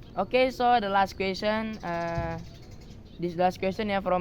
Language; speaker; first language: English; non-native, learner; Indonesian